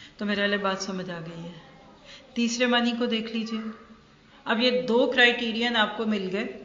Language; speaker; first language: Urdu; native; Urdu